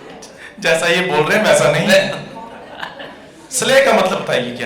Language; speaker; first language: Hindi; native; Hindi